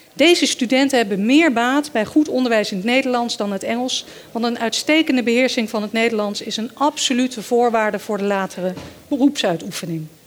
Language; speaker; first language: Dutch; early bilingual, other home language; Danish